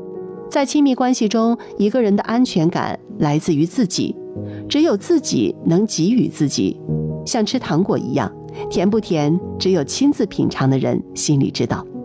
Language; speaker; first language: Chinese; native; Chinese